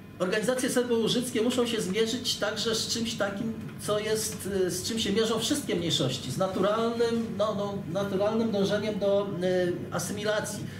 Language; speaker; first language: Polish; native; Polish